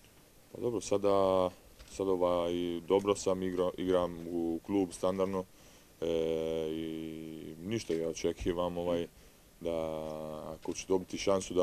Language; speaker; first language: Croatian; early bilingual, heritage; Italian